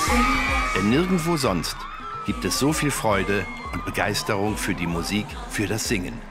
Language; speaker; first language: German; native; German